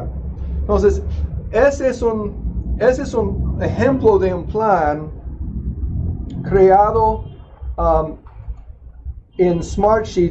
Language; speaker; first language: Spanish; non-native, fluent; English